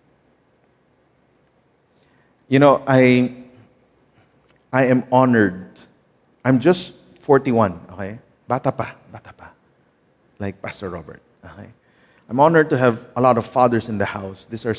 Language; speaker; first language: English; non-native, local second language; Filipino